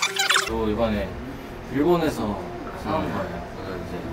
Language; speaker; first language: Korean; native; Korean